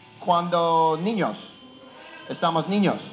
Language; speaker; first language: Spanish; non-native, learner; English